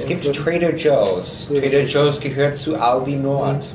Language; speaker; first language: German; non-native, fluent; English